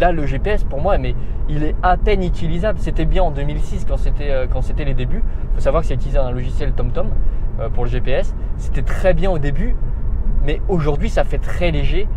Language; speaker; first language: French; native; French